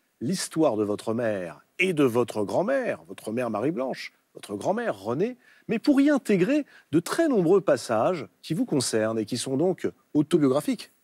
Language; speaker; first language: French; native; French